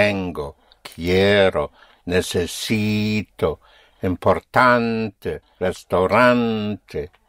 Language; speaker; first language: Spanish; non-native, fluent; English